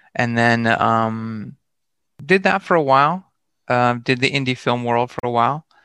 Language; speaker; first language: English; native; English